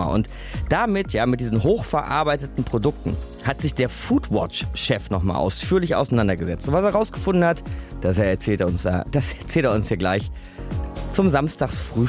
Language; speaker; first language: German; native; German